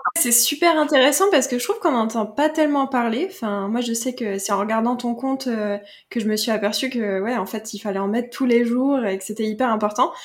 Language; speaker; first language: French; native; French